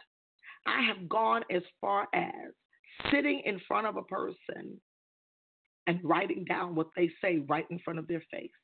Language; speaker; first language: English; native; English